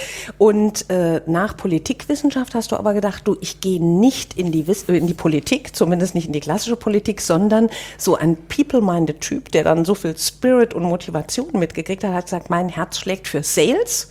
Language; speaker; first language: German; native; German